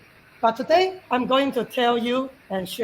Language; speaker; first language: English; non-native, learner; Chinese